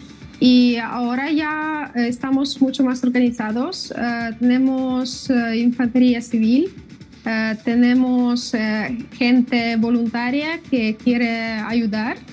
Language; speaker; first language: Spanish; non-native, fluent; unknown